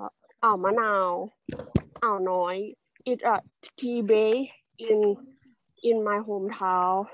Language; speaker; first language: English; non-native, learner; Thai